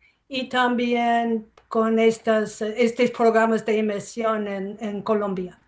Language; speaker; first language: Spanish; non-native, fluent; English